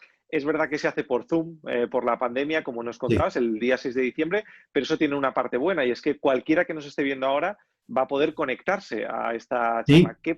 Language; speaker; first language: Spanish; native; Spanish